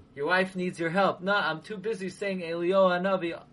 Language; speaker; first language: English; native; English